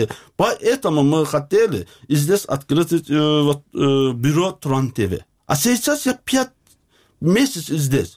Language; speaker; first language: Russian; non-native, learner; Azerbaijani